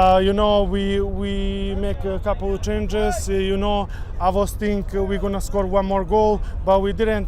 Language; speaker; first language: English; non-native, learner; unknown